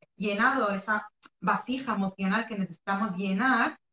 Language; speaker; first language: Spanish; early bilingual, other home language; Arabic